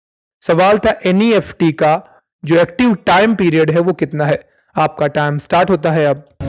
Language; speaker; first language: Hindi; native; Hindi